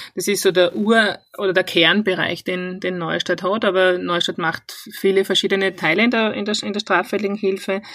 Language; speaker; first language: German; native; German